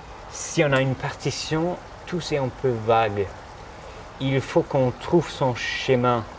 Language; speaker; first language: French; non-native, fluent; German